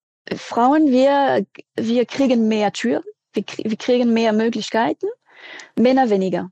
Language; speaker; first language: German; non-native, fluent; French